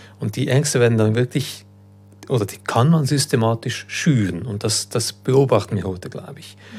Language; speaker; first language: German; early bilingual, other home language; Croatian